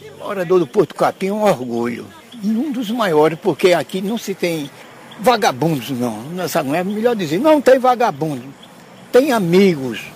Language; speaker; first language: Portuguese; native; Portuguese